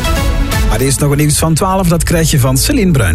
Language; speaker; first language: Dutch; native; Dutch